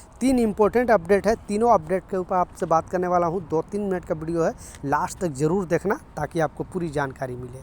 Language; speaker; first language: Hindi; native; Hindi